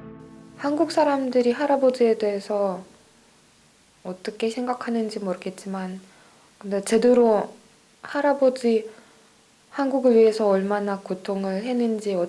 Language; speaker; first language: Korean; non-native, fluent; Russian